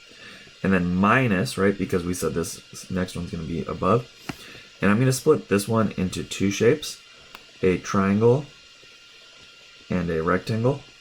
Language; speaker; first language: English; native; English